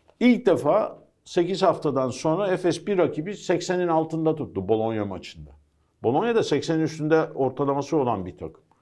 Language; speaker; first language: Turkish; early bilingual, heritage; Turkish